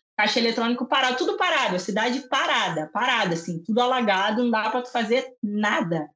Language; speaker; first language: Portuguese; native; Portuguese